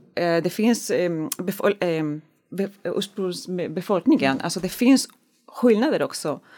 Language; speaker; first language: Swedish; non-native, learner; Spanish